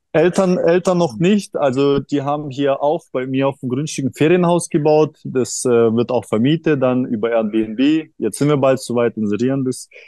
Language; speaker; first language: German; early bilingual, other home language; Russian